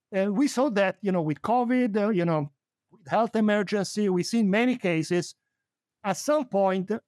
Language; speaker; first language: English; non-native, fluent; Italian